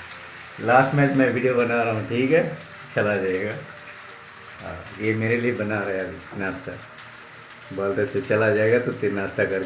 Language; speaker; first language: Hindi; non-native, fluent; Bangla